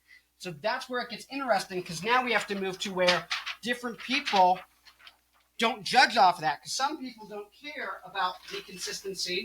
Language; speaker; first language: English; native; English